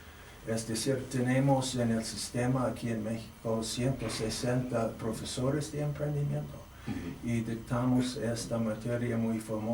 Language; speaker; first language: Spanish; non-native, fluent; English